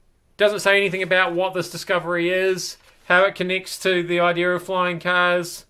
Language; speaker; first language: English; native; English